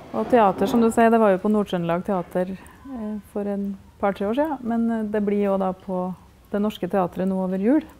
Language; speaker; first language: Norwegian; native; Norwegian